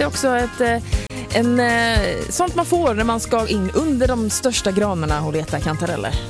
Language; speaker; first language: Swedish; native; Swedish